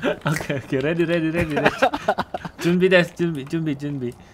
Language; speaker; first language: Korean; non-native, learner; Indonesian